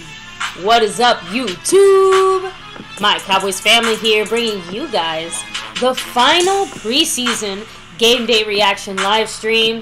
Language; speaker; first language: English; native; English